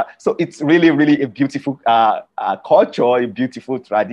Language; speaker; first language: English; non-native, local second language; Yoruba